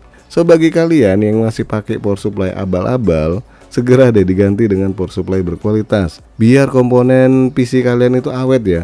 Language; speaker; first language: Indonesian; native; Indonesian